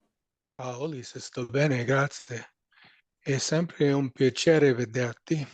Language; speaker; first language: Italian; non-native, learner; English